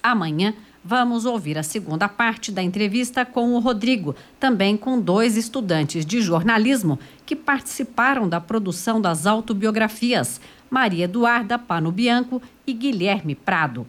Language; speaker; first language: Portuguese; native; Portuguese